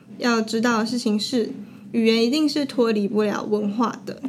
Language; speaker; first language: Chinese; native; Chinese